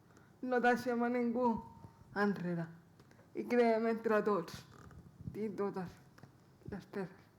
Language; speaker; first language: Catalan; non-native, local second language; Spanish